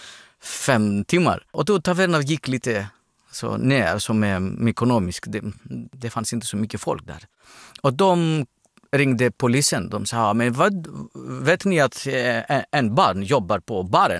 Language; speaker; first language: Swedish; non-native, fluent; Greek